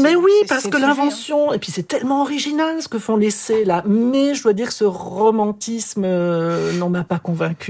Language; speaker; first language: French; native; French